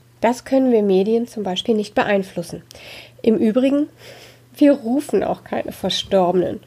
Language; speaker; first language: German; native; German